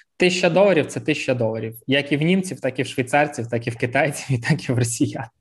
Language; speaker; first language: Ukrainian; native; Ukrainian